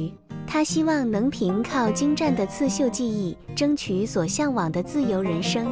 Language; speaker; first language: Chinese; native; Chinese